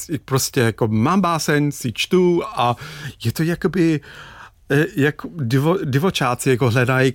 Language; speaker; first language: Czech; non-native, fluent; English